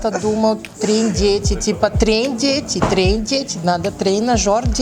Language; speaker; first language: Russian; non-native, learner; Portuguese